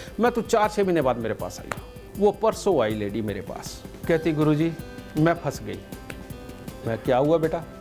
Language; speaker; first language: Hindi; native; Hindi